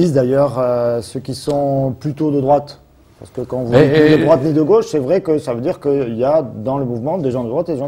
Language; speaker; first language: French; native; French